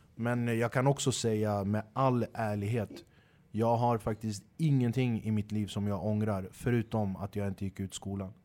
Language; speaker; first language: Swedish; early bilingual, other home language; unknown